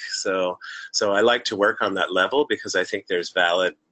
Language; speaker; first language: English; native; English